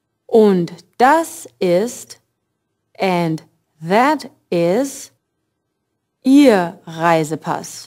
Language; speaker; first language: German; non-native, fluent; English